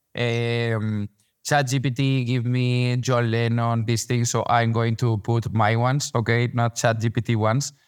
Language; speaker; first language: English; non-native, learner; Spanish